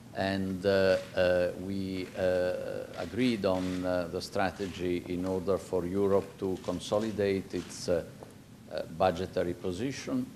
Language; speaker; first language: English; non-native, fluent; Italian